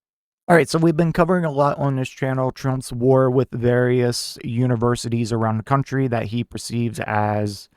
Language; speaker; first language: English; native; English